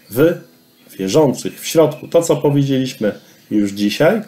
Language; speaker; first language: Polish; native; Polish